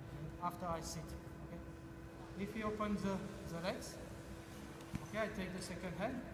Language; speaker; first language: English; non-native, learner; French